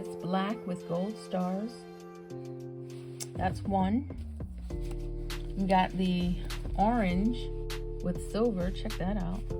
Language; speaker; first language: English; native; English